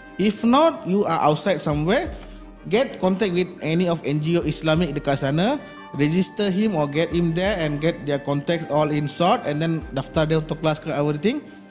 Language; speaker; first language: English; non-native, local second language; Malay